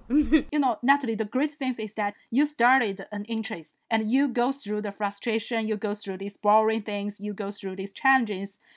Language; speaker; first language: English; non-native, fluent; Chinese